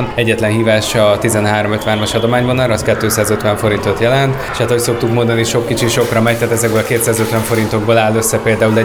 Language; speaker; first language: Hungarian; native; Hungarian